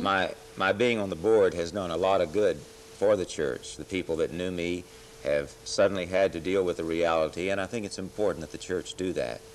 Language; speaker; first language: English; native; English